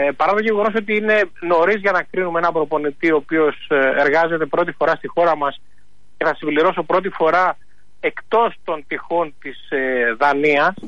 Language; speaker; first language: Greek; native; Greek